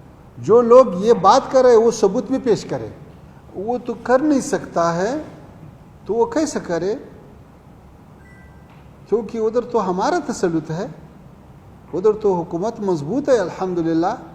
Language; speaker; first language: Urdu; non-native, fluent; Pashto